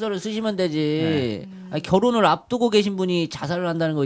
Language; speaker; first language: Korean; native; Korean